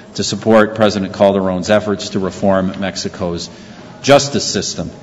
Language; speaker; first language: English; native; English